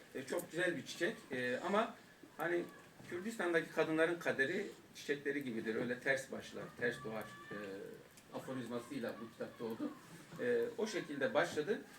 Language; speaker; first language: Turkish; non-native, local second language; Kurdish